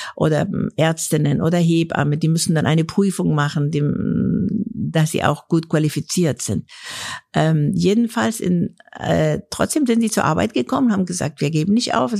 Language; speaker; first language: German; non-native, fluent; Persian